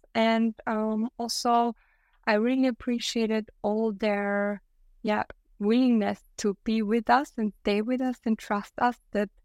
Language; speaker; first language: English; non-native, fluent; German